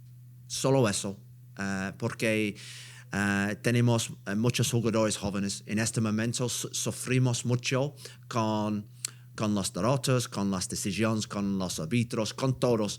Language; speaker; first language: Spanish; non-native, learner; English